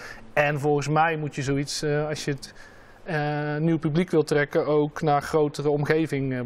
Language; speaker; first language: Dutch; native; Dutch